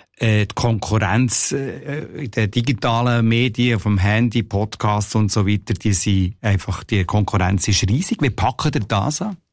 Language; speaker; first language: German; native; German